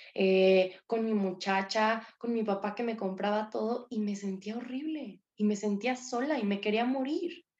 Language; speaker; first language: Spanish; native; Spanish